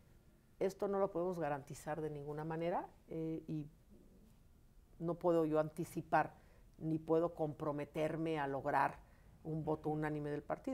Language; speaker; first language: Spanish; native; Spanish